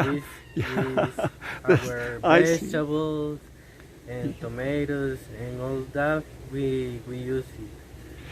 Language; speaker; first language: English; non-native, learner; Spanish